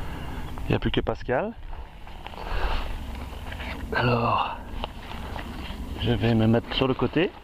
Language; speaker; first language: French; native; French